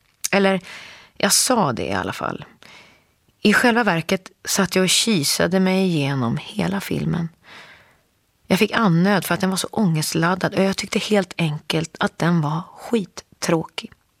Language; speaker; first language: Swedish; native; Swedish